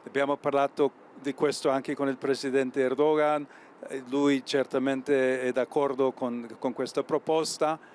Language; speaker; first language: Italian; non-native, fluent; English